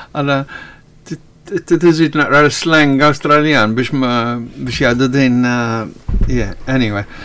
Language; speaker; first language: Maltese; early bilingual, heritage; Maltese